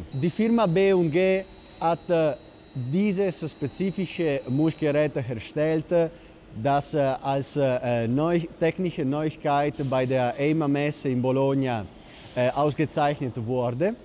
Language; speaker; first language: German; non-native, fluent; Italian